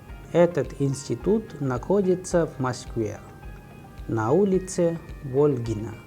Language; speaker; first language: Russian; non-native, fluent; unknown